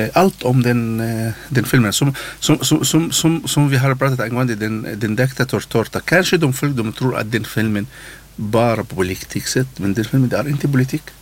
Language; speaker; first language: Swedish; non-native, learner; Arabic